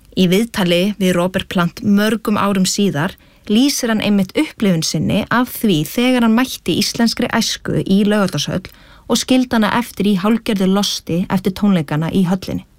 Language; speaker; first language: Icelandic; native; Icelandic